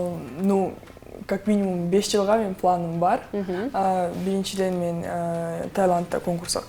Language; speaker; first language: Kyrgyz; non-native, local second language; Russian